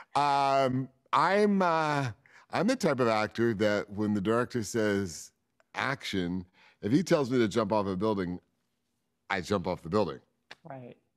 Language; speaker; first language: English; native; English